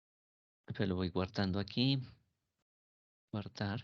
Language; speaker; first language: Spanish; native; Spanish